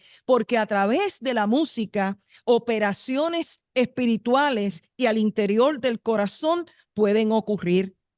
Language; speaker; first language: Spanish; native; Spanish